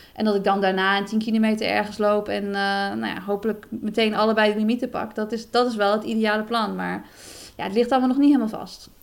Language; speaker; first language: Dutch; native; Dutch